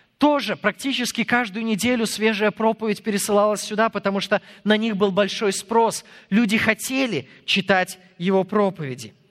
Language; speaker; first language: Russian; non-native, fluent; English